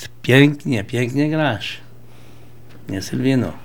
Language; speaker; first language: Polish; early bilingual, heritage; Polish